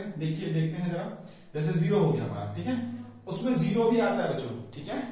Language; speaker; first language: Hindi; native; Hindi